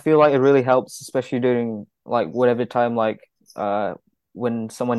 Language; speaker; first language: English; non-native, local second language; Malay